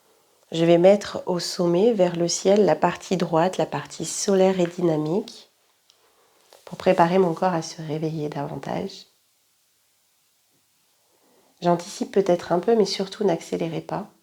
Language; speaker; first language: French; native; French